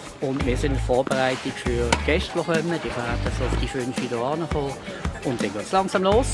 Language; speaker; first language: German; native; German